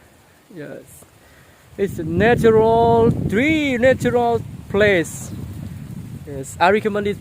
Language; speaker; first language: English; non-native, local second language; Khmer